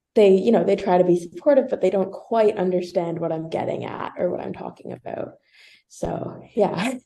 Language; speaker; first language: English; native; English